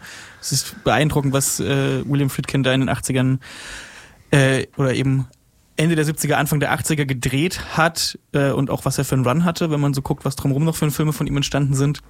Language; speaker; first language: German; native; German